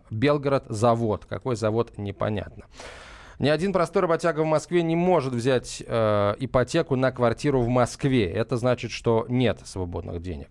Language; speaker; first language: Russian; native; Russian